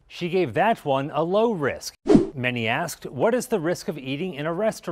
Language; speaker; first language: English; native; English